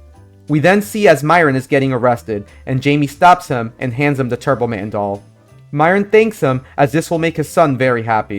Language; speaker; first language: English; native; English